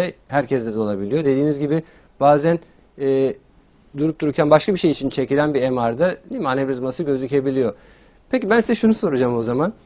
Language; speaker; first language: Turkish; native; Turkish